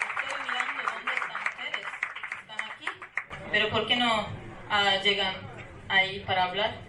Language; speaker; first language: Spanish; non-native, learner; Kurdish